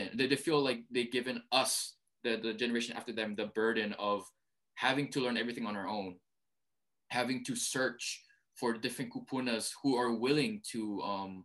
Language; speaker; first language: English; early bilingual, other home language; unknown